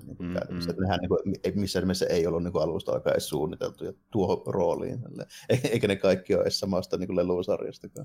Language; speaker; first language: Finnish; native; Finnish